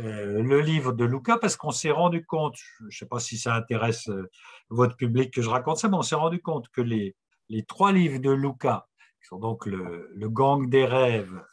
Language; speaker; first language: French; native; French